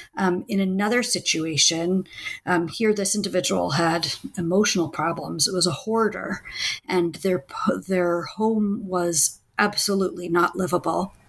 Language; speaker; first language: English; native; English